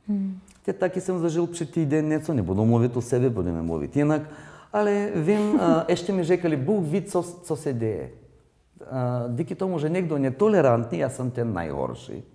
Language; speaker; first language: Czech; non-native, learner; Bulgarian